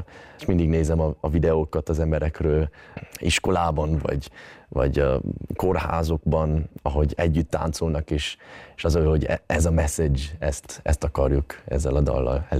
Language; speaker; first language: Hungarian; early bilingual, heritage; Hungarian